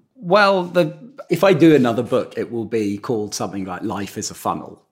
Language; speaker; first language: English; native; English